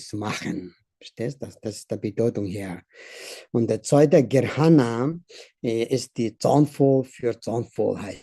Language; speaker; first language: German; non-native, learner; Tibetan